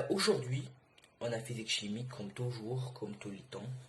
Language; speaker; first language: French; non-native, local second language; Arabic